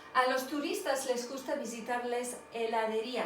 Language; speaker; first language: Spanish; non-native, fluent; English